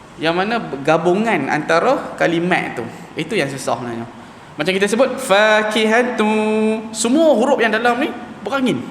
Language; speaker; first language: Malay; native; Malay